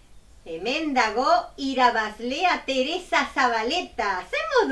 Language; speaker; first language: Basque; non-native, learner; Spanish